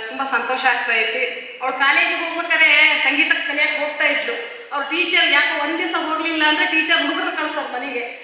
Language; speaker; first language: Kannada; native; Kannada